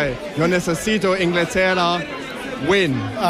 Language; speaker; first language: Spanish; non-native, learner; English